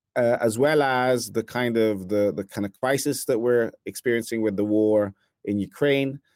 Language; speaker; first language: English; non-native, fluent; Italian